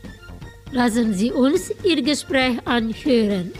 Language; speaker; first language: German; non-native, fluent; Indonesian